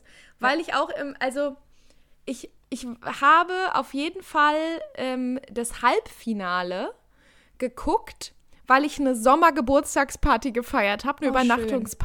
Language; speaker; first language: German; native; German